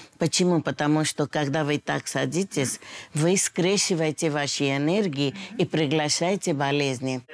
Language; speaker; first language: Russian; non-native, fluent; Hindi